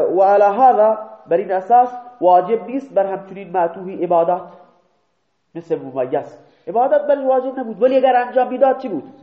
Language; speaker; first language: Persian; non-native, local second language; Baluchi